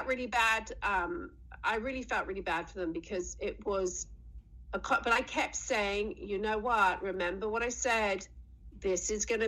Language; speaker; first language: English; native; English